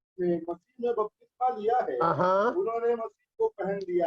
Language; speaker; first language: Hindi; non-native, local second language; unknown